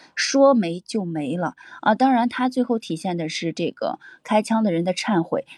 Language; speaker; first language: Chinese; native; Chinese